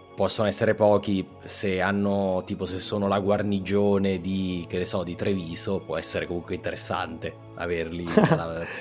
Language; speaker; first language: Italian; native; Italian